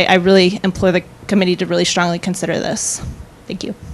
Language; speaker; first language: English; native; English